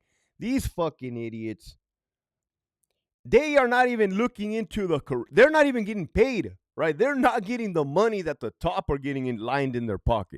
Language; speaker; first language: English; native; English